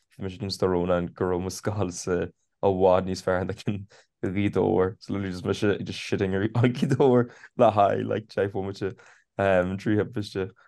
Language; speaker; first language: Irish; native; Irish